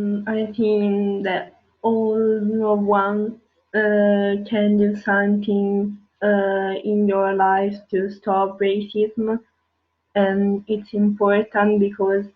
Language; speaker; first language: English; non-native, learner; Italian